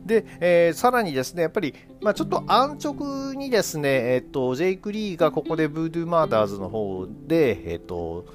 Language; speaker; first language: Japanese; native; Japanese